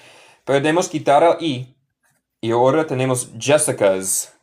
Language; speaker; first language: Spanish; non-native, fluent; English